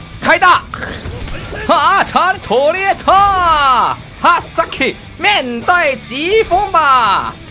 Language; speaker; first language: Chinese; native; Chinese